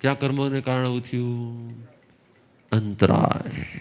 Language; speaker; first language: Hindi; non-native, local second language; Gujarati